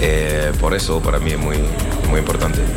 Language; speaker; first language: Spanish; non-native, learner; French